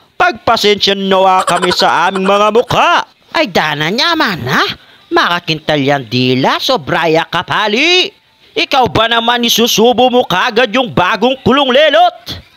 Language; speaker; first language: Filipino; non-native, local second language; Pampanga